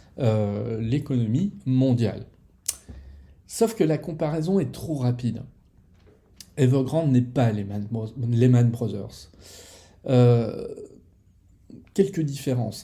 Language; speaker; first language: French; native; French